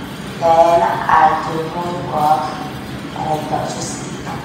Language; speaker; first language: English; non-native, learner; Vietnamese